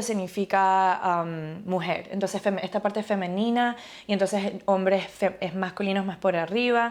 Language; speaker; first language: Spanish; early bilingual, other home language; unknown